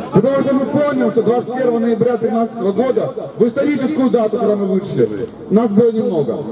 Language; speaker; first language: Russian; non-native, local second language; Ukrainian